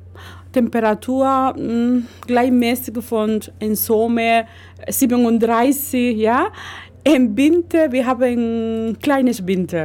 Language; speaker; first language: German; non-native, learner; Spanish